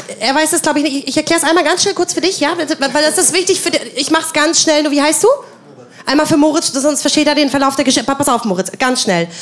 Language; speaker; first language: German; native; German